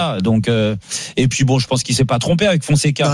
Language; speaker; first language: French; native; French